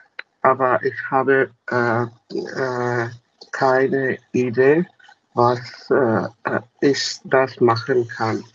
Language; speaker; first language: German; non-native, learner; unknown